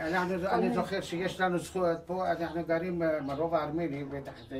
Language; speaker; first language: Hebrew; non-native, local second language; Armenian